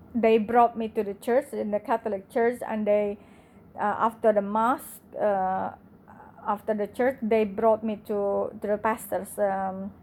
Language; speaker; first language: English; non-native, fluent; Indonesian